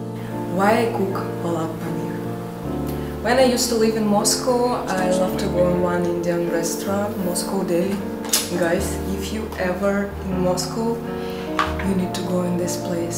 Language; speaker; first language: English; non-native, learner; Russian